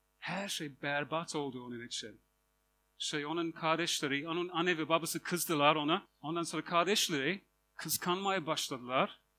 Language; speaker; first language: Turkish; non-native, fluent; English